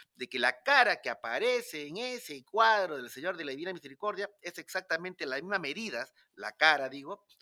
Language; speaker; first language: Spanish; native; Spanish